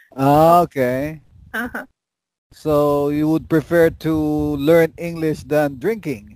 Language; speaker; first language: English; non-native, local second language; Filipino